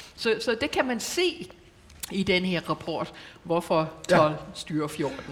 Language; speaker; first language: Danish; non-native, fluent; English